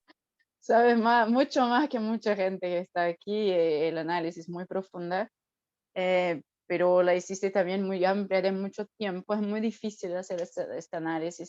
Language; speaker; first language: Spanish; non-native, fluent; Portuguese